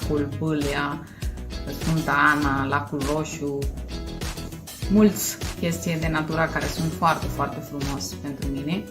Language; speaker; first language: Romanian; non-native, fluent; Spanish